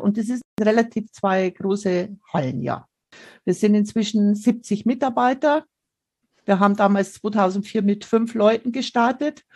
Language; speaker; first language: German; native; German